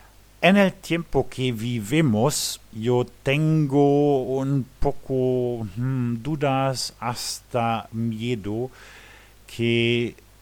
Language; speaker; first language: Spanish; non-native, fluent; Luxembourgish